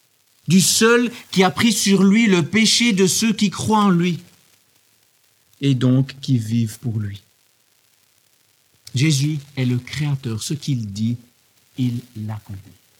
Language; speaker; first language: French; native; French